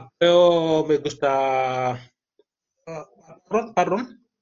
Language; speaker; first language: Spanish; non-native, learner; Wolof